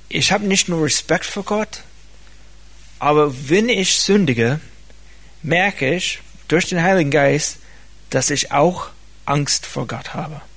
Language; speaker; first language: German; non-native, fluent; English